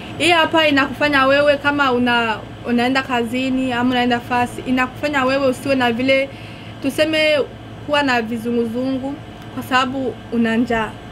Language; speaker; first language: Swahili; non-native, local second language; Rundi